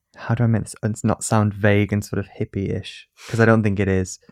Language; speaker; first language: English; native; English